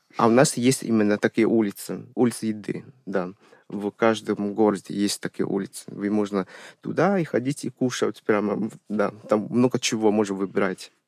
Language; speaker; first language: Russian; non-native, fluent; Chinese